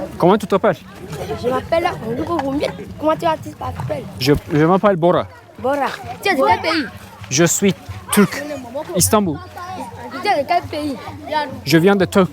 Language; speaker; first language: French; non-native, learner; Turkish